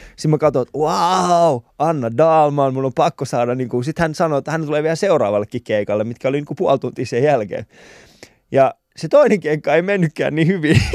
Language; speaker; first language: Finnish; early bilingual, other home language; Persian